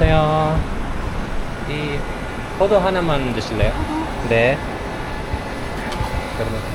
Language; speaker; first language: Korean; non-native, learner; Arabic